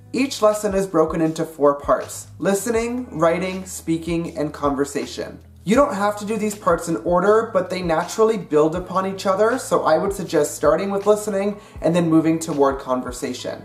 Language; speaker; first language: English; native; English